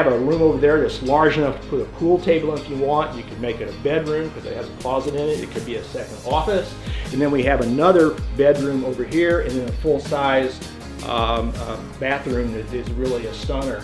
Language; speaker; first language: English; native; English